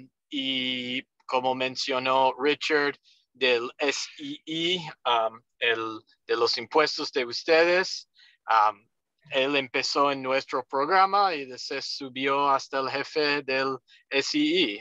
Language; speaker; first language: Spanish; non-native, fluent; English